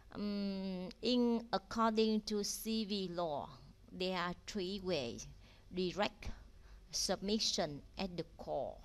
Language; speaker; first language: English; non-native, learner; Vietnamese